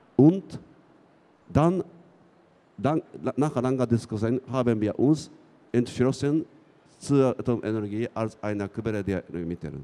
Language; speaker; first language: German; non-native, fluent; Japanese